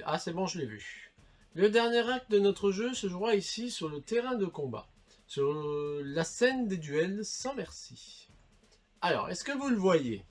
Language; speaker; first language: French; native; French